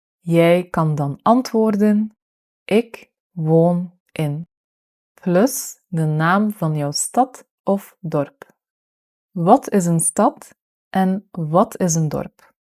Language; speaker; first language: Dutch; native; Dutch